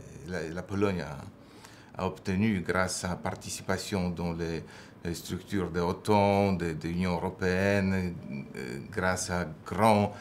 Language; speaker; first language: French; non-native, fluent; Polish